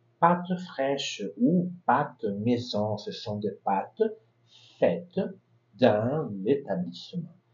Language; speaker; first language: French; non-native, fluent; Portuguese